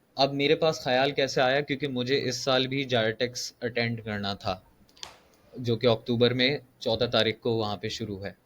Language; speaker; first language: Urdu; native; Urdu